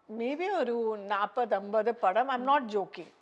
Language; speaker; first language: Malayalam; non-native, local second language; Tamil